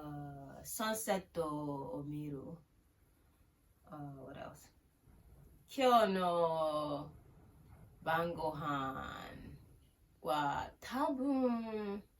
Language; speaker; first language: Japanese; non-native, learner; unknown